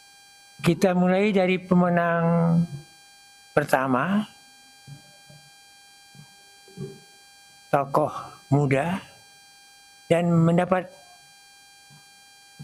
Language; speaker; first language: Indonesian; non-native, local second language; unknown